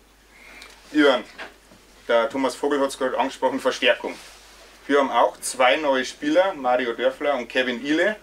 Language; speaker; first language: German; native; German